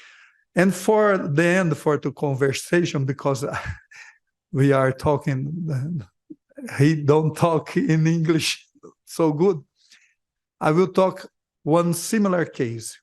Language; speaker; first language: English; non-native, learner; Portuguese